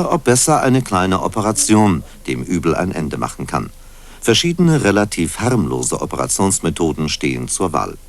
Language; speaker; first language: German; native; German